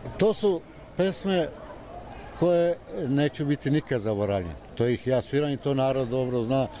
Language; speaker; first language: Serbian; native; Serbian